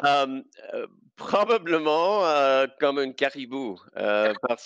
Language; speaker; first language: French; non-native, local second language; English